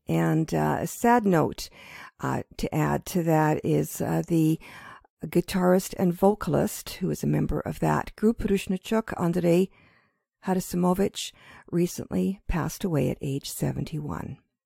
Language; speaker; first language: English; early bilingual, other home language; Ukrainian